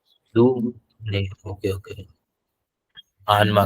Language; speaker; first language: German; non-native, learner; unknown